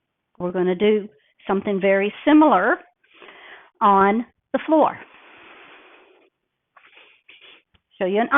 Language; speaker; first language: English; native; English